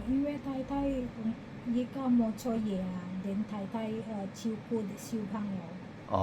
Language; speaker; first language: Cantonese; non-native, learner; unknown